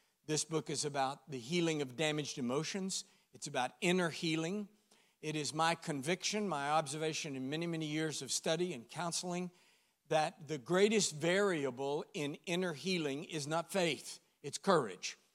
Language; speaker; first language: English; native; English